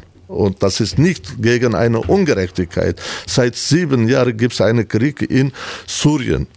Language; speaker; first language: German; non-native, learner; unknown